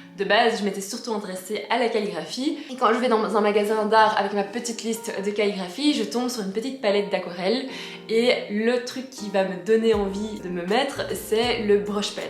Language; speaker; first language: French; native; French